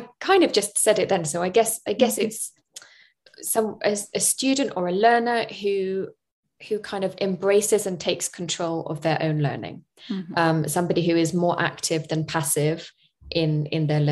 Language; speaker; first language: English; native; English